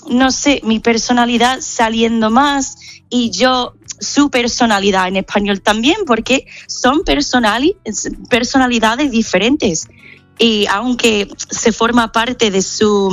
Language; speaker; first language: Spanish; non-native, fluent; English